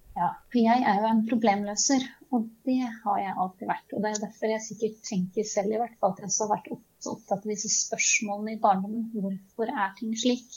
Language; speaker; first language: Norwegian; early bilingual, other home language; Czech